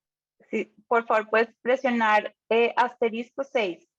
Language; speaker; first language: Spanish; native; Spanish